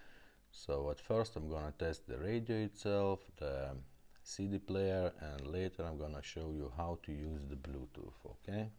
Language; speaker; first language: English; non-native, fluent; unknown